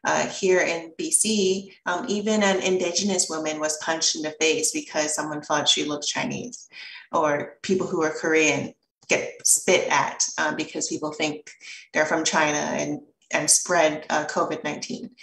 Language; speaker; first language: English; early bilingual, other home language; Chinese